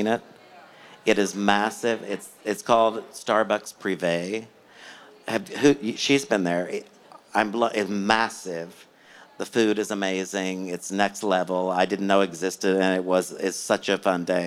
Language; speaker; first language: English; native; English